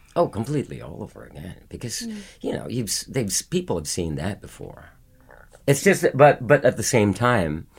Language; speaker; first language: English; non-native, local second language; Filipino